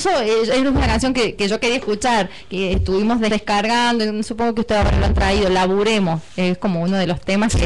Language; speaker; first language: Spanish; native; Spanish